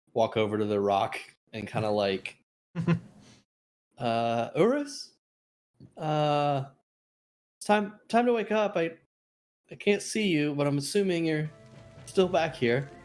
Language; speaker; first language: English; native; English